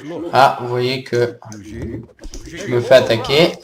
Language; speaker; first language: French; native; French